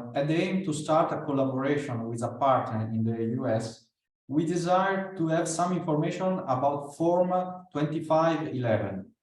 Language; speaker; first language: English; non-native, fluent; Italian